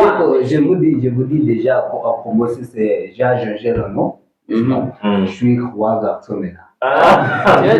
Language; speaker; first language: French; non-native, learner; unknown